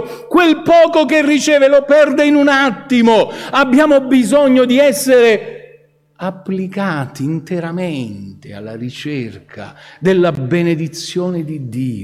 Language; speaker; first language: Italian; native; Italian